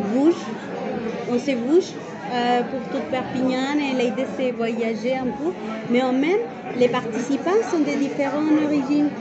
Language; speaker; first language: French; non-native, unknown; Spanish